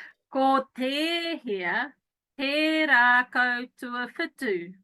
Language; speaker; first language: Māori; non-native, learner; English